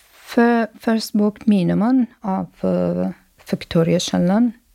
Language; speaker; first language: Norwegian; non-native, fluent; Arabic